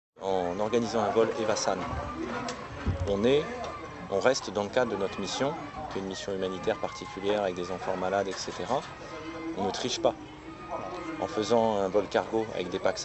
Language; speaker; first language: French; native; French